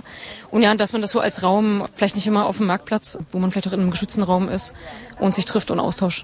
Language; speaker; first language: German; native; German